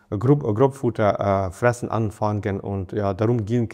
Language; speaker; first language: German; non-native, fluent; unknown